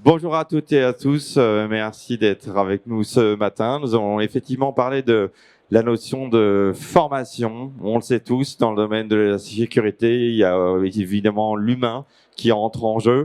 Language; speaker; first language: French; native; French